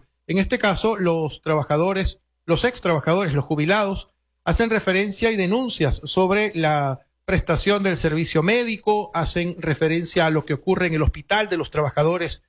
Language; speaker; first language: Spanish; native; Spanish